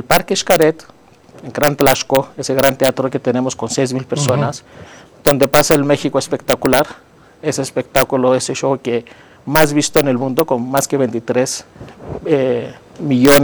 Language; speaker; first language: Spanish; non-native, fluent; Greek